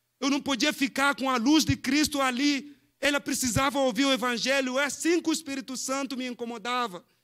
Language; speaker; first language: Portuguese; non-native, fluent; Fula